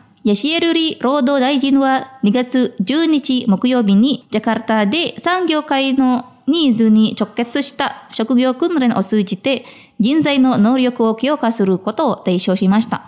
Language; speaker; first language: Japanese; non-native, fluent; Indonesian